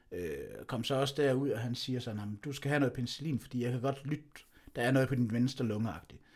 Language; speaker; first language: Danish; native; Danish